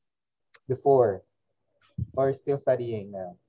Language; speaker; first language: English; non-native, fluent; Indonesian